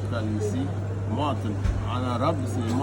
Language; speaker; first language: French; non-native, learner; Arabic